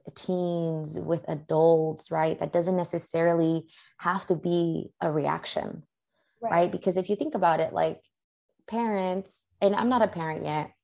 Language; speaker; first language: English; early bilingual, other home language; Spanish